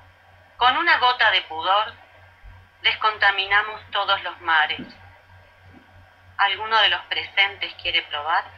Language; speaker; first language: Spanish; native; Spanish